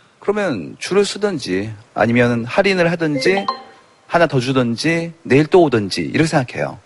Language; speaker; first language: Korean; native; Korean